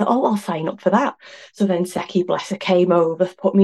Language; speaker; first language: English; native; English